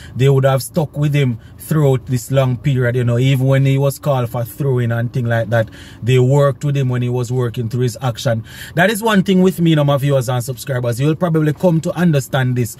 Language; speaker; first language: English; native; English